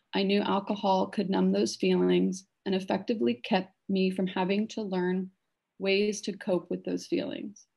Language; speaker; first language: English; native; English